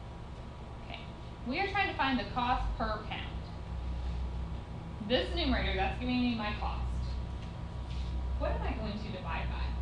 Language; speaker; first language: English; native; English